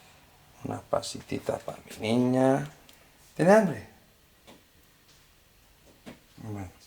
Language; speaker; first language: Spanish; native; Spanish